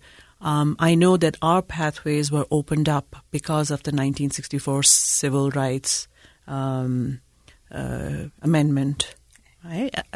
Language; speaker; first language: English; non-native, local second language; Urdu